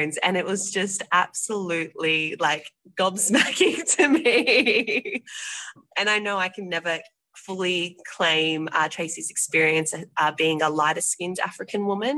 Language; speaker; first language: English; native; English